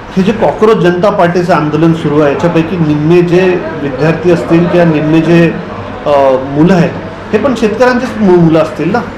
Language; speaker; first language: Marathi; native; Marathi